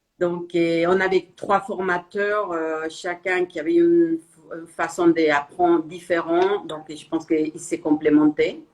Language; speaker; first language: French; non-native, fluent; Spanish